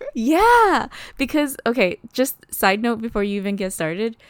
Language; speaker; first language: English; early bilingual, other home language; Malagasy